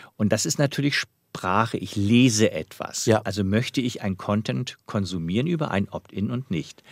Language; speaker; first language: German; native; German